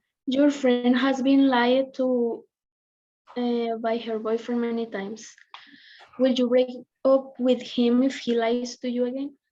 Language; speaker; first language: English; non-native, learner; Spanish